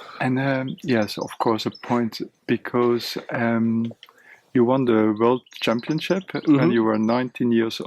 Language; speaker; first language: English; non-native, learner; Spanish